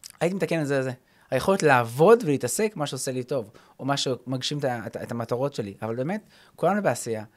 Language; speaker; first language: Hebrew; early bilingual, other home language; English